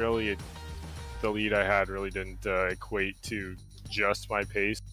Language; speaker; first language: English; native; English